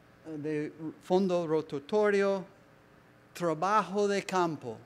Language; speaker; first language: Spanish; non-native, learner; English